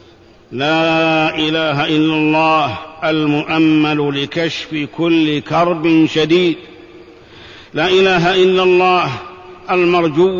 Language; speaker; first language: Arabic; native; Arabic